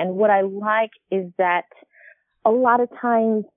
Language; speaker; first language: English; native; English